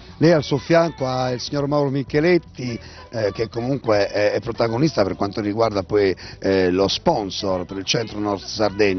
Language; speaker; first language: Italian; native; Italian